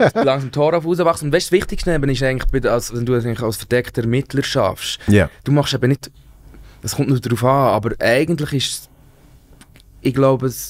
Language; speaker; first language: German; native; German